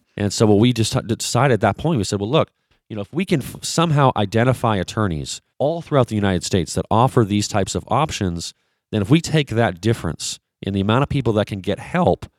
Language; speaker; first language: English; native; English